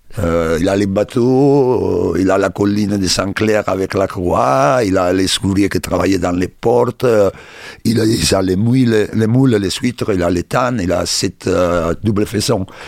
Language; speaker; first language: French; non-native, learner; Italian